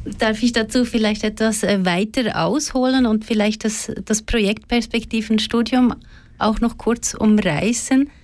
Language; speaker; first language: German; native; German